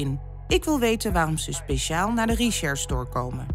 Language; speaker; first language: Dutch; native; Dutch